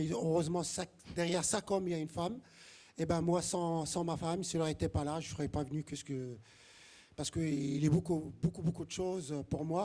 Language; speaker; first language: French; non-native, local second language; Arabic